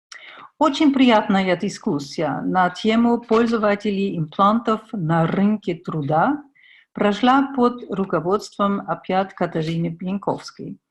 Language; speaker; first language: Russian; non-native, fluent; German